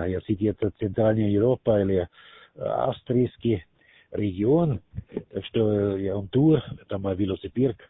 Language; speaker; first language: Russian; non-native, learner; German